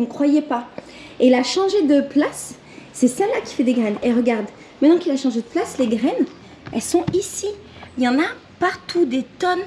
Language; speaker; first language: French; native; French